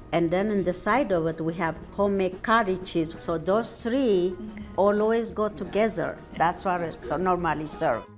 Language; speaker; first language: English; non-native, fluent; Amharic